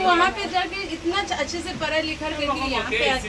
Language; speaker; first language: Hindi; non-native, local second language; Assamese